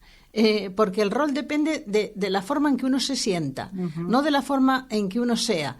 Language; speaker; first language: Spanish; native; Spanish